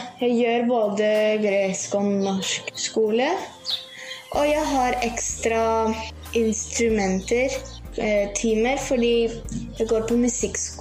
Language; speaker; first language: Norwegian; early bilingual, heritage; Greek